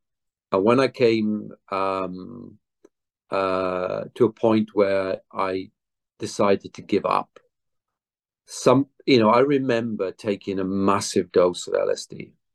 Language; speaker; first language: English; native; English